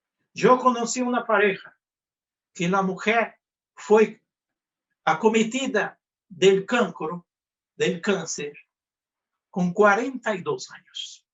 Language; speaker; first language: Spanish; non-native, fluent; Portuguese